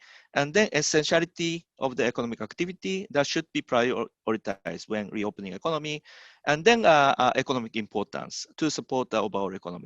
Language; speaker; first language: English; non-native, fluent; Japanese